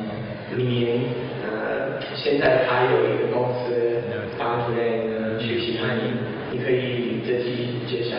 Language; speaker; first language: Chinese; non-native, learner; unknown